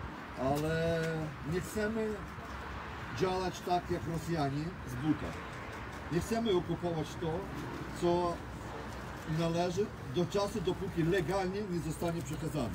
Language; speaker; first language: Polish; non-native, fluent; Ukrainian